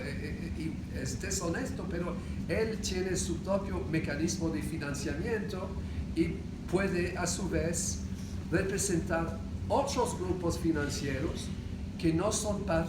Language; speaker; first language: Spanish; non-native, fluent; English